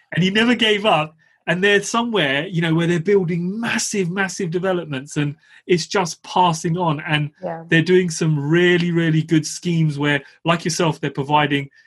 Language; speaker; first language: English; native; English